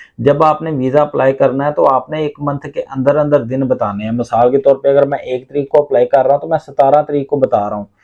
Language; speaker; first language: Urdu; non-native, local second language; Punjabi